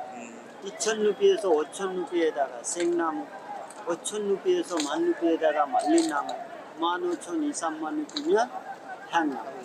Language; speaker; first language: Korean; non-native, fluent; Hindi